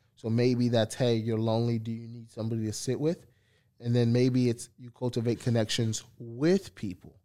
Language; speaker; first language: English; early bilingual, other home language; Haitian Creole